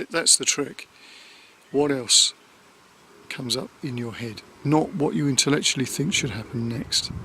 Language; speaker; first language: English; native; English